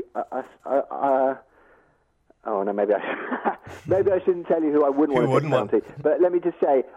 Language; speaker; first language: English; native; English